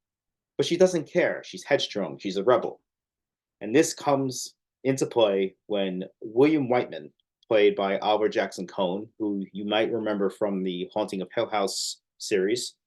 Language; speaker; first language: English; native; English